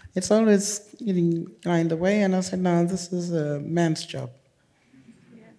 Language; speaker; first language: English; native; English